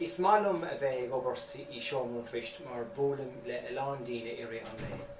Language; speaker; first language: Irish; non-native, local second language; English